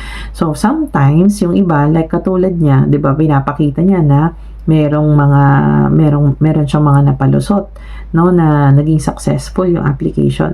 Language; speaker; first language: Filipino; native; Filipino